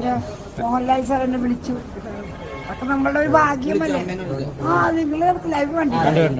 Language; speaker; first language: Malayalam; native; Malayalam